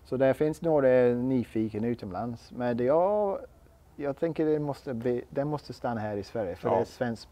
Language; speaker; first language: Swedish; non-native, learner; English